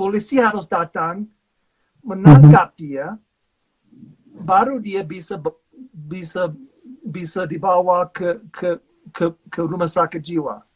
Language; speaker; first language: Indonesian; non-native, fluent; English